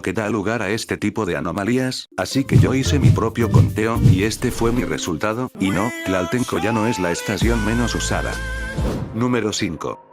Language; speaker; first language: Spanish; native; Spanish